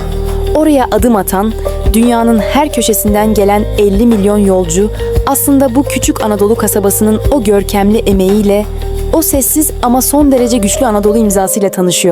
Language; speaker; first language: Turkish; native; Turkish